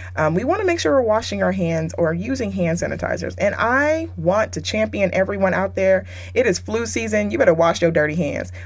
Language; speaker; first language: English; native; English